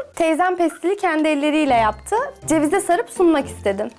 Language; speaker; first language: Turkish; native; Turkish